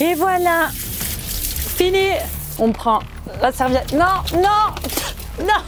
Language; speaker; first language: French; native; French